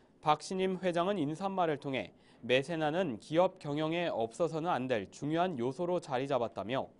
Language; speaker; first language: Korean; native; Korean